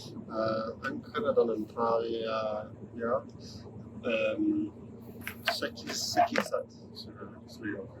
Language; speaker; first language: Turkish; non-native, learner; English